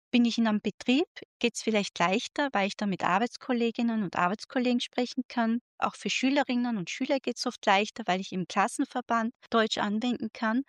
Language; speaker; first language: German; native; German